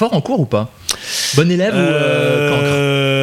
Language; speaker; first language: French; native; French